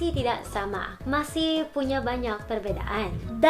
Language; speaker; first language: Indonesian; non-native, fluent; Filipino